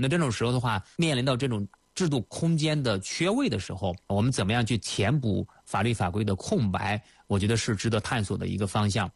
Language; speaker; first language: Chinese; native; Chinese